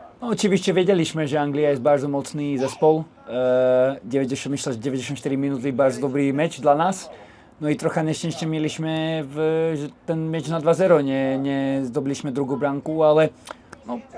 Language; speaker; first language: Polish; non-native, learner; Slovak